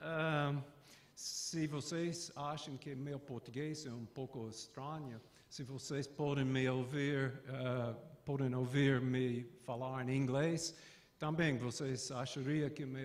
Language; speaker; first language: Portuguese; non-native, fluent; English